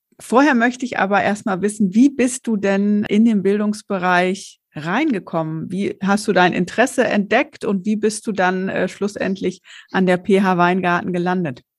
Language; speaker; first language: German; native; German